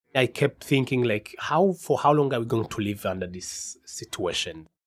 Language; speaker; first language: English; non-native, local second language; Kinyarwanda